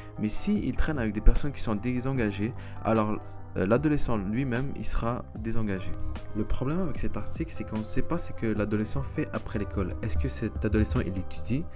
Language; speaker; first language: French; early bilingual, other home language; Berber languages